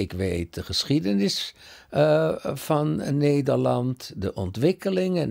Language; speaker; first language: Dutch; early bilingual, other home language; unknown